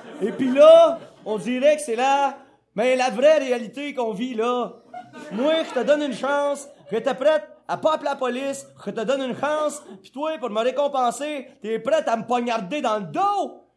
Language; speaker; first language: French; native; French